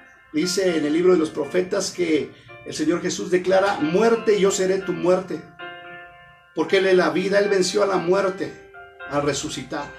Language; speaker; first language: Spanish; native; Spanish